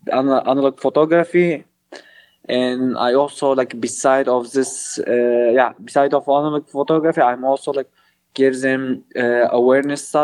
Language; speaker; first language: English; non-native, learner; Arabic